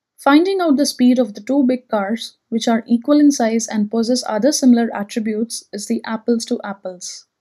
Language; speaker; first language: English; non-native, local second language; Telugu